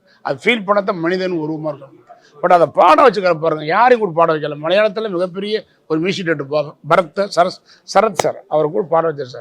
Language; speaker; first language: Tamil; native; Tamil